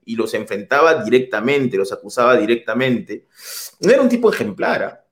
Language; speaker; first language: Spanish; native; Spanish